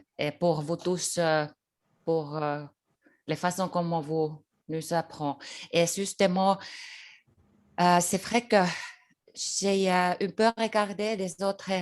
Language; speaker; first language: French; non-native, learner; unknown